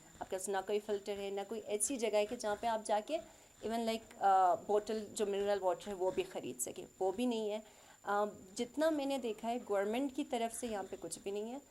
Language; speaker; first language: Urdu; non-native, local second language; Khowar